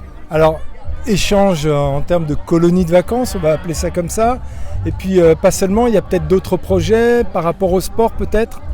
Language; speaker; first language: French; native; French